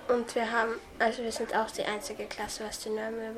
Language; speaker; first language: German; early bilingual, other home language; Croatian